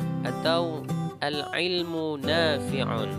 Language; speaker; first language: Arabic; non-native, fluent; Indonesian